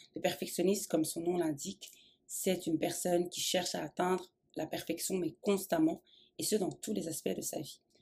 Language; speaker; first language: French; native; French